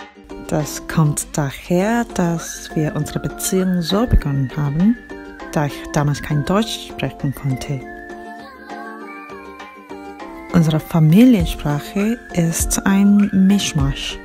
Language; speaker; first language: German; non-native, fluent; Korean